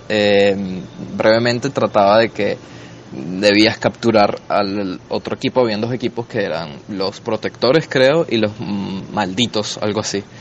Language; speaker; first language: Spanish; native; Spanish